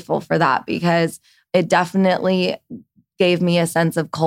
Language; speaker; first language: English; early bilingual, other home language; Persian